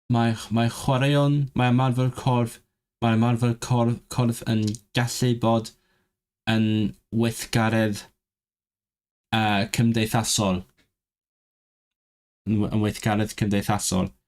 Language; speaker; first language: Welsh; non-native, learner; Cantonese